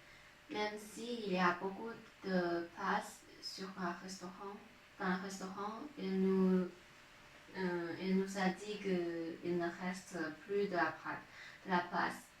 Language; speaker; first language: French; non-native, learner; Chinese